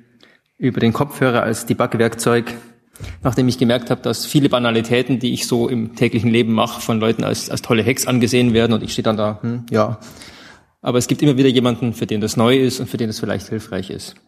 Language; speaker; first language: German; native; German